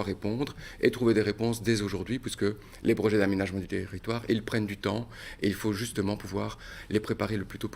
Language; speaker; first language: French; native; French